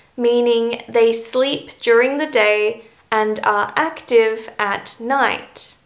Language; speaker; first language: English; native; English